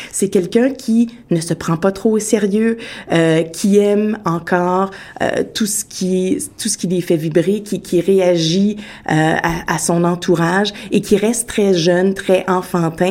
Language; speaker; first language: French; native; French